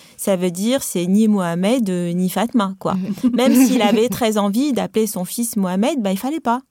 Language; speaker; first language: French; non-native, local second language; Arabic